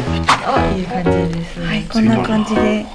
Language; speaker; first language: Japanese; non-native, fluent; English